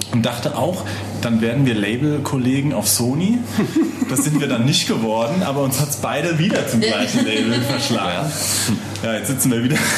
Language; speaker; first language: German; native; German